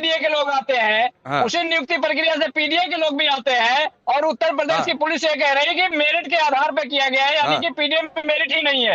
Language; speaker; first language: Hindi; native; Hindi